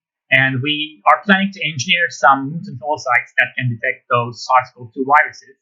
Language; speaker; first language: English; non-native, fluent; Turkish